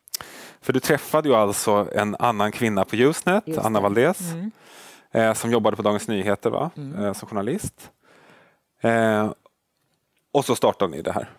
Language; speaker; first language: Swedish; native; Swedish